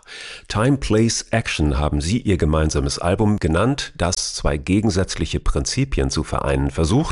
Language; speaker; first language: German; native; German